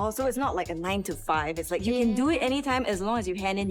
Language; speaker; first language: English; native; English